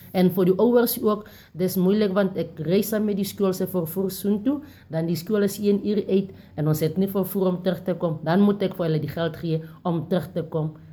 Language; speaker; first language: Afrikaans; non-native, local second language; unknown